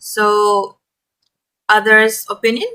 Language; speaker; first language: English; non-native, learner; Malay